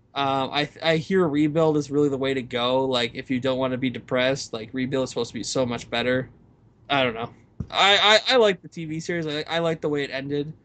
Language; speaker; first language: English; native; English